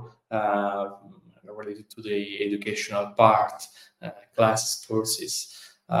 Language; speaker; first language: English; non-native, fluent; Italian